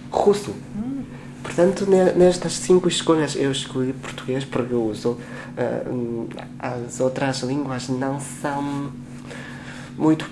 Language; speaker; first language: Portuguese; non-native, fluent; Chinese